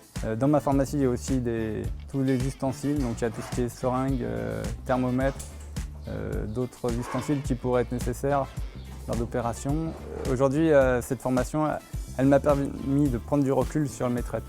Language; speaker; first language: French; native; French